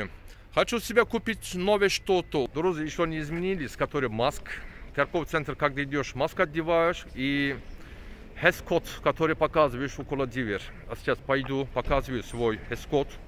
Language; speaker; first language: Russian; non-native, learner; Turkish